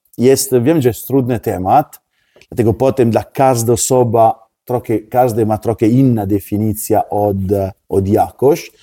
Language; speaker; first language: Polish; non-native, learner; Italian